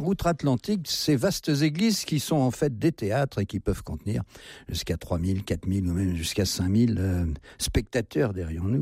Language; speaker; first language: French; native; French